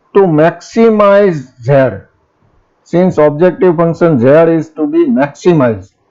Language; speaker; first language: English; non-native, local second language; Gujarati